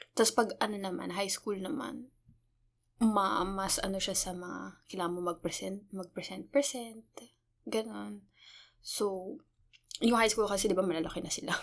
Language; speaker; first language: Filipino; native; Filipino